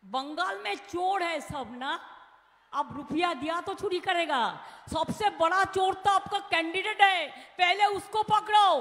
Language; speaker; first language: Hindi; non-native, local second language; Bangla